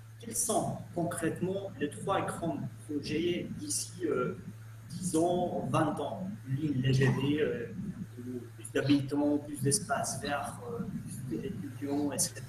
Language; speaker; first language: French; non-native, learner; Albanian